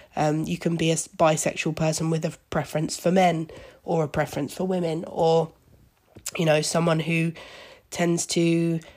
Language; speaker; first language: English; native; English